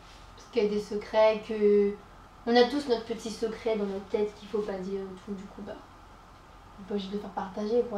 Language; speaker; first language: French; native; French